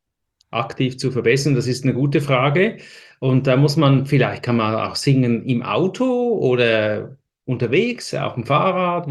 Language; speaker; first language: German; native; German